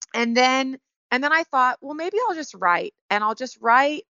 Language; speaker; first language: English; native; English